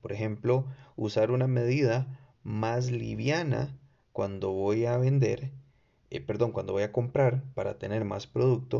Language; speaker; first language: Spanish; native; Spanish